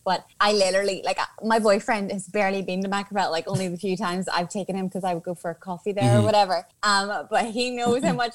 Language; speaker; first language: English; native; English